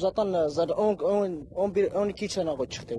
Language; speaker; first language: Turkish; non-native, learner; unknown